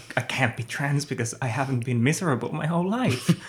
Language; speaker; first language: English; non-native, fluent; Finnish